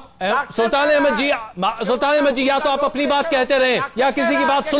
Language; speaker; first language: Hindi; native; Hindi